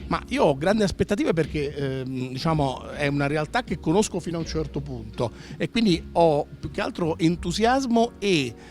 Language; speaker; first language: Italian; native; Italian